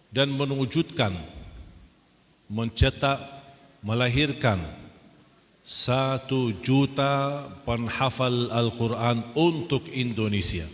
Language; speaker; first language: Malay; non-native, fluent; Arabic